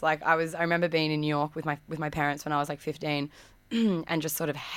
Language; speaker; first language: English; native; English